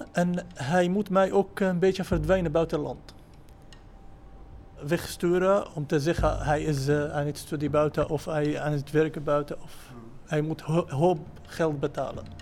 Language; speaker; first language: Dutch; non-native, learner; Arabic